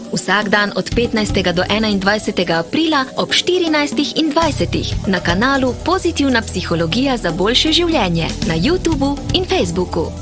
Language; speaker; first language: Slovenian; native; Slovenian